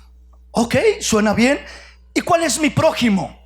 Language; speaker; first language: Spanish; native; Spanish